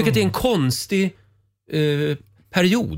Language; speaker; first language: Swedish; native; Swedish